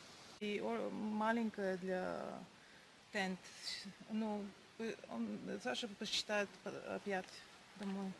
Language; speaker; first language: Russian; non-native, learner; Bulgarian